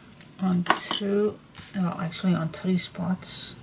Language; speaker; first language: English; non-native, fluent; Dutch